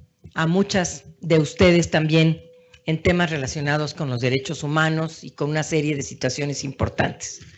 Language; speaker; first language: Spanish; native; Spanish